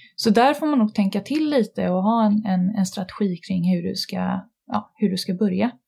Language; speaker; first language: Swedish; native; Swedish